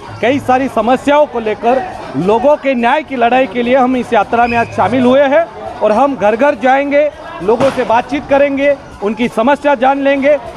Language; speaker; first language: Hindi; non-native, local second language; Marathi